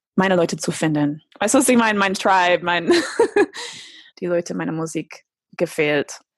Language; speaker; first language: German; non-native, fluent; English